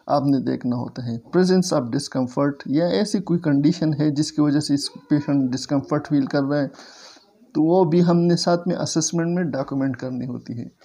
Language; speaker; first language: Hindi; native; Hindi